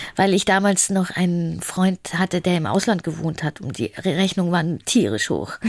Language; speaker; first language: German; native; German